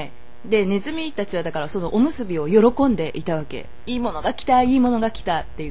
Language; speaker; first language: Japanese; native; Japanese